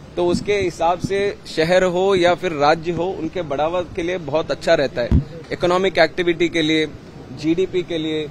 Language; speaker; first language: Hindi; non-native, local second language; Telugu